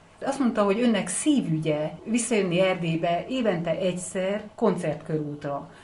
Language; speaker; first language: Hungarian; native; Hungarian